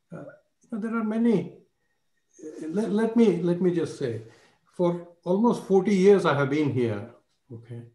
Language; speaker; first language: English; non-native, local second language; Marathi